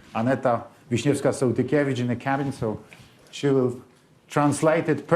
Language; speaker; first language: English; non-native, learner; Polish